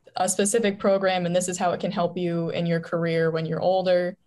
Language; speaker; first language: English; native; English